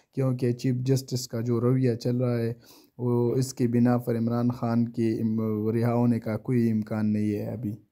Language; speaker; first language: Urdu; non-native, local second language; Pashto